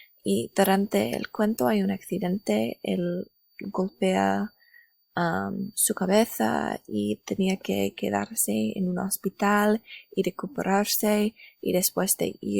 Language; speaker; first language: Spanish; non-native, learner; English